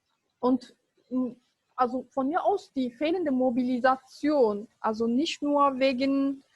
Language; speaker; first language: German; non-native, fluent; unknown